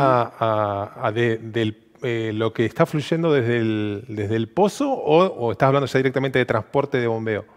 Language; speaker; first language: Spanish; native; Spanish